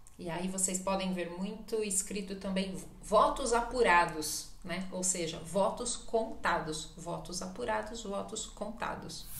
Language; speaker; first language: Portuguese; native; Portuguese